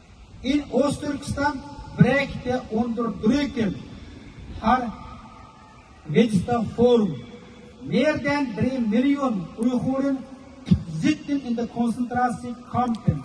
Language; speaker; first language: Dutch; non-native, fluent; Uyghur